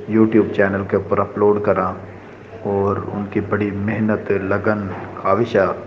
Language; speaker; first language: Urdu; non-native, local second language; Haryanvi